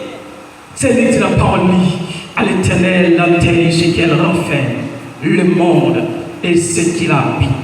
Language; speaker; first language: French; non-native, local second language; Haitian Creole